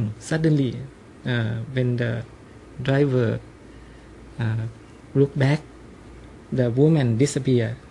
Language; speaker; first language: English; non-native, learner; Thai